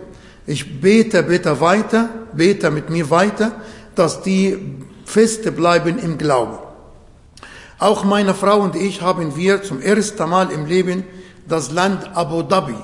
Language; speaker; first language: German; non-native, fluent; Arabic